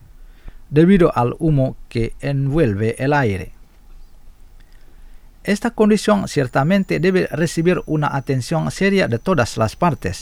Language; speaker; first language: Spanish; non-native, fluent; Indonesian